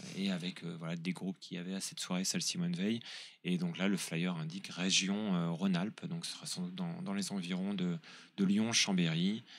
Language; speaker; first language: French; native; French